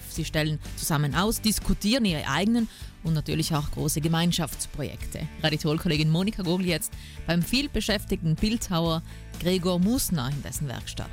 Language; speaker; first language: German; native; German